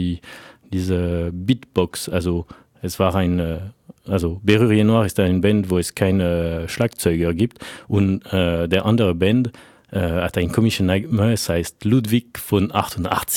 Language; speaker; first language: German; non-native, fluent; French